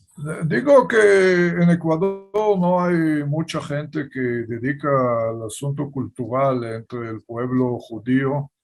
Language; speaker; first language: Spanish; non-native, fluent; Hebrew